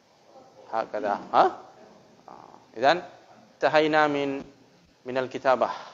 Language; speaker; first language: Arabic; non-native, fluent; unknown